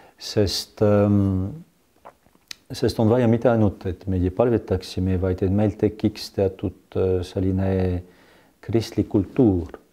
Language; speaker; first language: Estonian; non-native, fluent; French